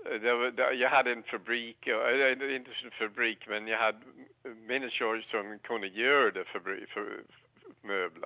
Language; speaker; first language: Swedish; non-native, learner; English